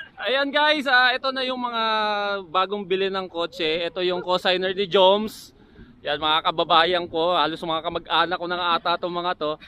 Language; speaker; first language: Filipino; non-native, local second language; Hiligaynon